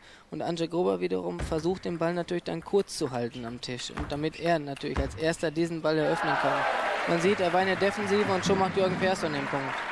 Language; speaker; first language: German; native; German